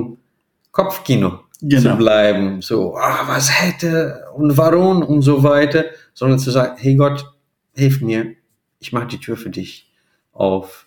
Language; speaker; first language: German; non-native, fluent; Portuguese